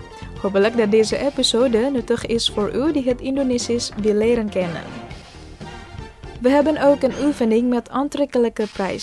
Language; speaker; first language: Dutch; non-native, learner; Indonesian